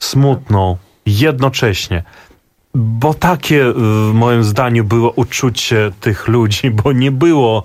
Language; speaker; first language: Polish; non-native, fluent; Belarusian